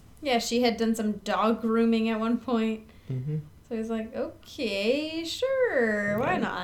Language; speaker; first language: English; native; English